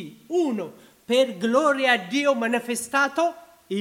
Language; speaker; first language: Italian; non-native, learner; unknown